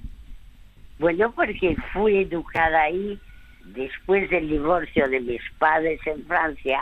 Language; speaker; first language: Spanish; early bilingual, other home language; French